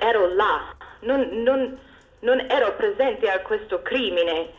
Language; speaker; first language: Italian; non-native, fluent; English